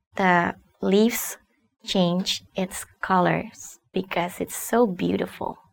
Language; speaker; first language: English; non-native, fluent; Indonesian